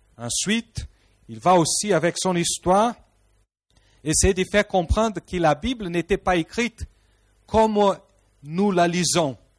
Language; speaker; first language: French; non-native, fluent; Portuguese